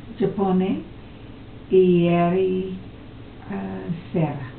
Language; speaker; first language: Italian; non-native, learner; English